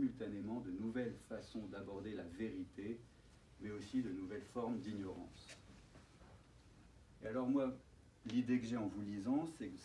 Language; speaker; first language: French; native; French